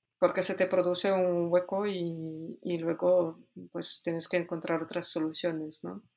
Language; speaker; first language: Spanish; non-native, fluent; Polish